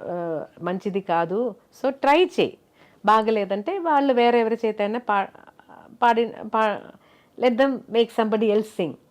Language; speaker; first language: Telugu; non-native, local second language; Malayalam